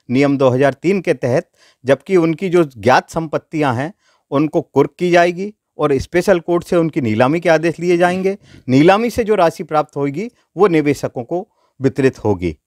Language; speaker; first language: Hindi; native; Hindi